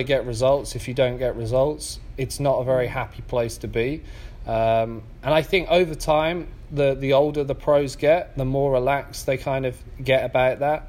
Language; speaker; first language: English; native; English